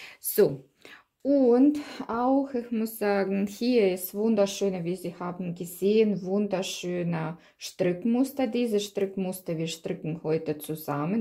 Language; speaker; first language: German; non-native, learner; Russian